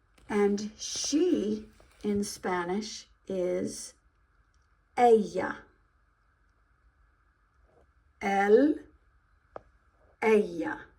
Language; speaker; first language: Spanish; non-native, learner; English